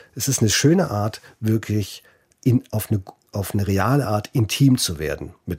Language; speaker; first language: German; native; German